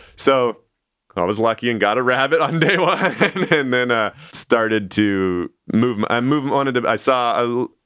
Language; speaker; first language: English; native; English